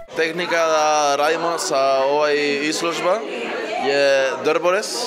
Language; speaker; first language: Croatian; non-native, learner; Spanish